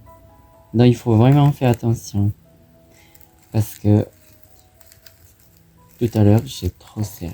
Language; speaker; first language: French; non-native, fluent; Thai